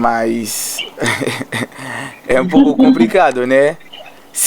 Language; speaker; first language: Portuguese; non-native, learner; Haitian Creole